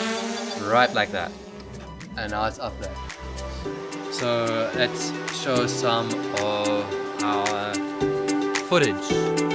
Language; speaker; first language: English; native; English